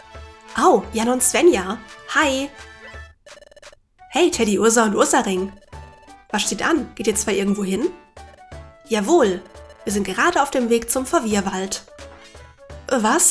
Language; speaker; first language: German; native; German